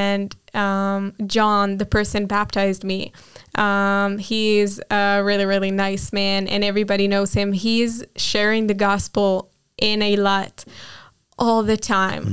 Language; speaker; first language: English; non-native, fluent; Hebrew